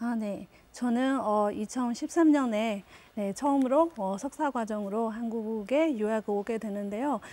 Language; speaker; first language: Korean; non-native, fluent; Burmese